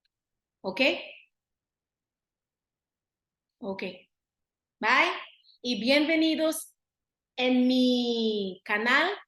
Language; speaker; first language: Spanish; non-native, learner; Haitian Creole